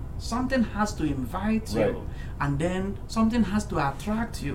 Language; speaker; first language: English; non-native, local second language; Igbo